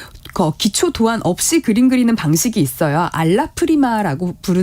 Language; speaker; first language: Korean; native; Korean